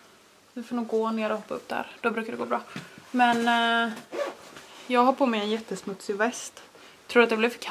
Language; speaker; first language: Swedish; native; Swedish